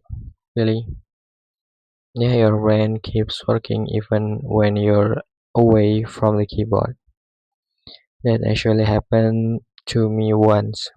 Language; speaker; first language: English; non-native, learner; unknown